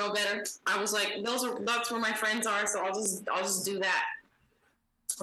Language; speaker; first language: English; native; English